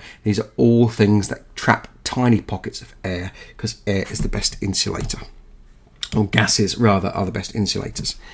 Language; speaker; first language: English; native; English